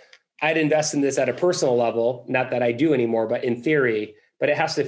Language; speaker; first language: English; native; English